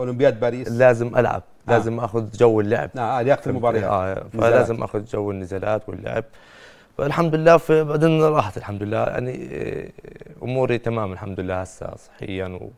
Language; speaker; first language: Arabic; native; Arabic